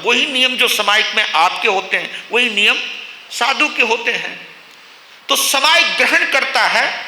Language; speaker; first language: Hindi; native; Hindi